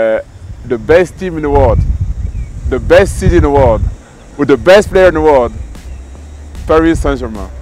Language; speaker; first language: English; non-native, fluent; French